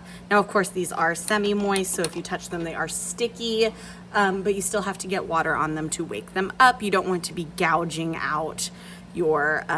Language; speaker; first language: English; native; English